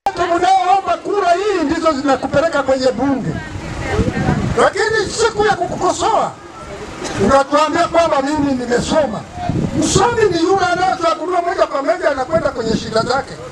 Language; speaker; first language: Swahili; non-native, local second language; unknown